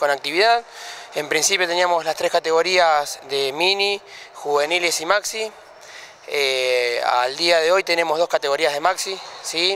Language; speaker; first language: Spanish; native; Spanish